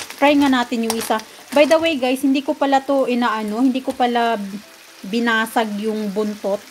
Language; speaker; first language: Filipino; non-native, local second language; Cebuano